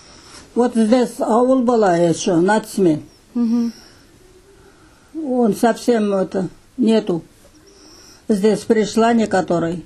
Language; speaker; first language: Russian; non-native, local second language; Kazakh